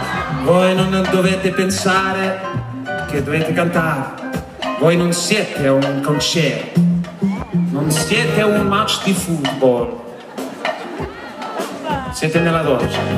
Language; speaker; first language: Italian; non-native, fluent; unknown